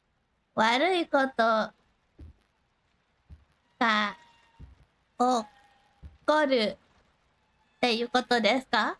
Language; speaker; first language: Japanese; non-native, learner; Thai